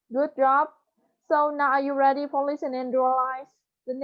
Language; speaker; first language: English; non-native, fluent; Vietnamese